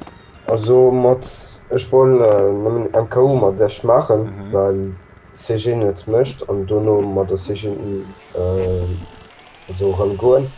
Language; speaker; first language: German; non-native, local second language; Luxembourgish